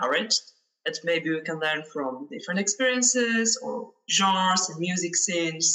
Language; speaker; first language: English; non-native, fluent; Polish